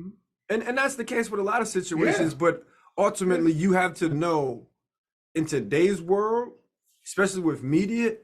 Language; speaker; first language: English; native; English